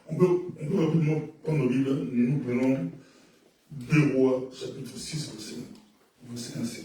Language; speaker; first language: French; non-native, local second language; Lingala